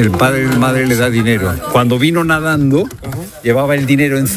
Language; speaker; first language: Spanish; native; Spanish